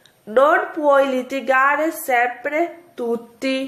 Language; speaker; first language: Italian; non-native, fluent; Urdu